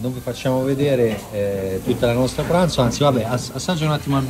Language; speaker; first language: Italian; native; Italian